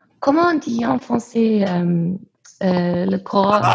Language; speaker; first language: French; non-native, learner; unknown